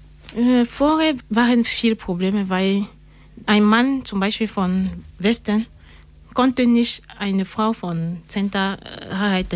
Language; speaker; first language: German; non-native, learner; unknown